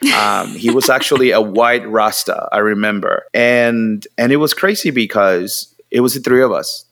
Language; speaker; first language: English; non-native, fluent; Spanish